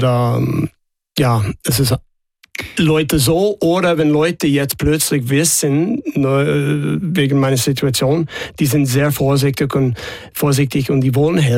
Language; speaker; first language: German; non-native, fluent; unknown